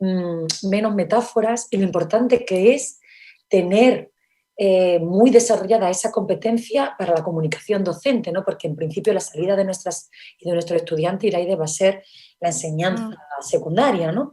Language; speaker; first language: Spanish; native; Spanish